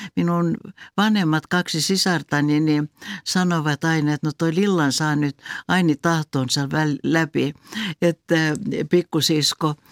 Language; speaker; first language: Finnish; non-native, local second language; Swedish